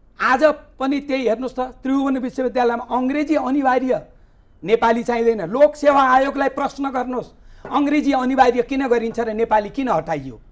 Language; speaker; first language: Nepali; native; Nepali